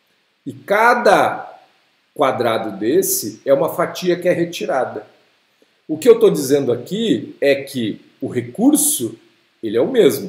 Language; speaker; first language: Portuguese; native; Portuguese